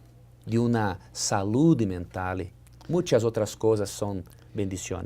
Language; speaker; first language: Spanish; non-native, fluent; Portuguese